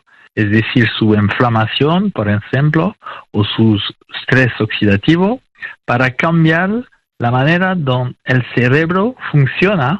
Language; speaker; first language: Spanish; non-native, fluent; French